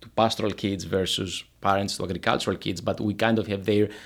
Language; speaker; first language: English; non-native, fluent; Greek